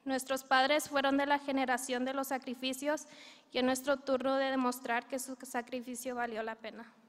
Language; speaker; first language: Spanish; early bilingual, heritage; Spanish